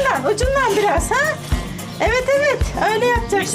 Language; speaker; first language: Turkish; native; Turkish